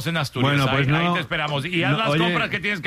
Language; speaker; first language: Spanish; native; Spanish